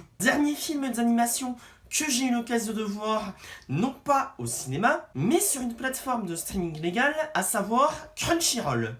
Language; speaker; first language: French; native; French